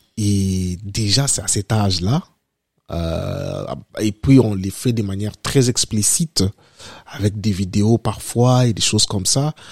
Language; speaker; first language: French; non-native, local second language; Lingala